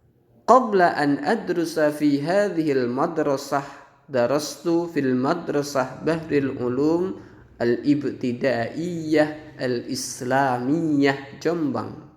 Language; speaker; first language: Arabic; non-native, fluent; Indonesian